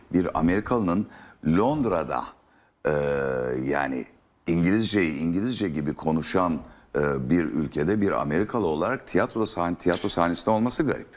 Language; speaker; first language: Turkish; native; Turkish